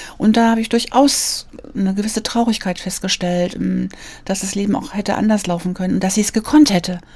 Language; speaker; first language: German; native; German